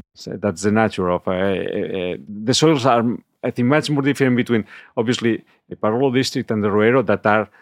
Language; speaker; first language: English; non-native, fluent; Catalan